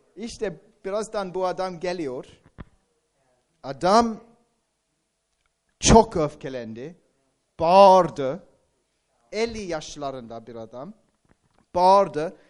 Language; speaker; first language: Turkish; non-native, fluent; English